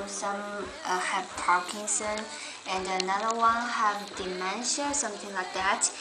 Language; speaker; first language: English; non-native, learner; Chinese